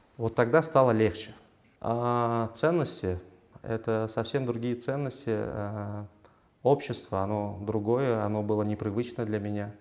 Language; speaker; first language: Russian; non-native, local second language; Uzbek